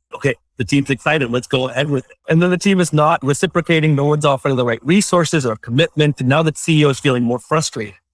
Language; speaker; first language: English; non-native, local second language; Malayalam